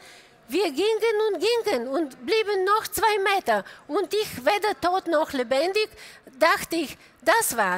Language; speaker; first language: German; non-native, fluent; Bulgarian